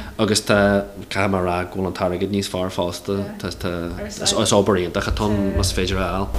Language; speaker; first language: Irish; non-native, local second language; English